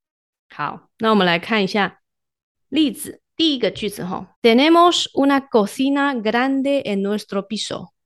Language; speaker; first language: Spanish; non-native, fluent; Chinese